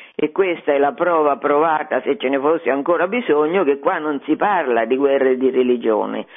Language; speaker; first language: Italian; native; Italian